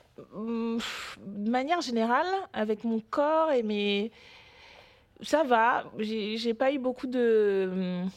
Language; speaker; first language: French; early bilingual, other home language; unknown